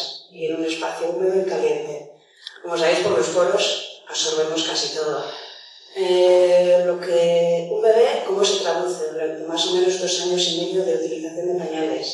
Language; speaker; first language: Spanish; native; Spanish